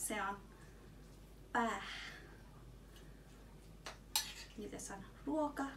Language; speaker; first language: Finnish; non-native, learner; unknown